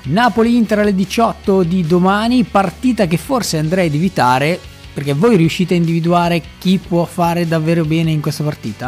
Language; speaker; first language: Italian; native; Italian